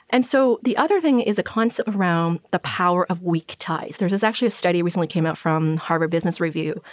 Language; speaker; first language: English; non-native, local second language; Cantonese